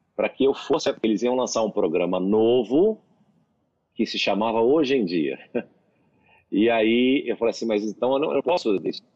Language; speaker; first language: Portuguese; native; Portuguese